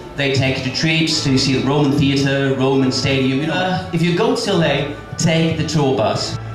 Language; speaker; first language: English; non-native, fluent; Spanish